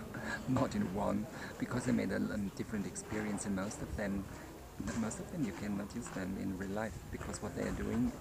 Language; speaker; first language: English; non-native, fluent; German